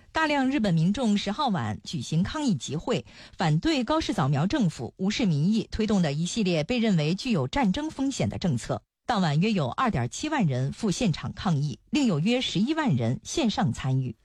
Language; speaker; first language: Chinese; native; Chinese